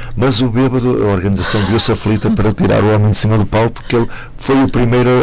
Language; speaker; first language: Portuguese; native; Portuguese